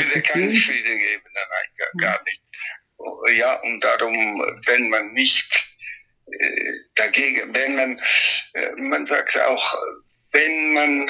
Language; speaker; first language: German; non-native, fluent; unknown